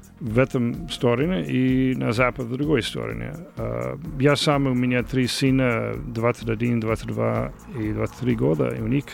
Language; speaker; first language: Russian; non-native, learner; English